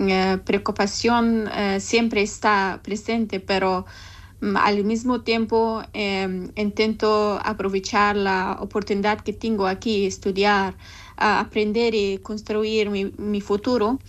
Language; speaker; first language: Spanish; non-native, learner; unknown